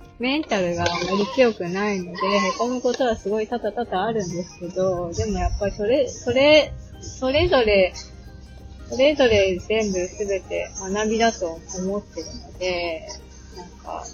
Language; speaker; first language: Japanese; native; Japanese